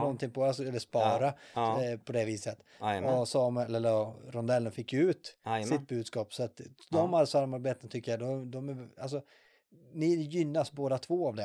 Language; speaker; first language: Swedish; native; Swedish